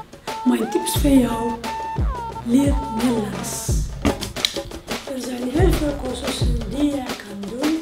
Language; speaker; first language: Dutch; non-native, learner; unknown